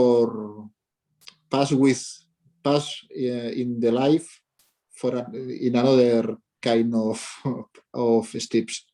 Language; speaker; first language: English; non-native, learner; Catalan